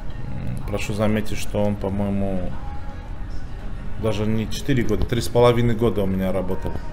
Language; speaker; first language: Russian; native; Russian